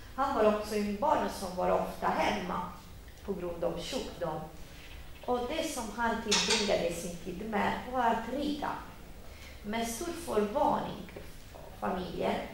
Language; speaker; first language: Swedish; non-native, fluent; Italian